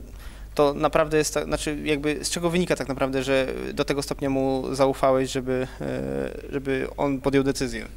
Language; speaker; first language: Polish; native; Polish